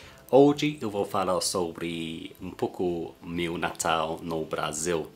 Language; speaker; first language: Portuguese; non-native, learner; English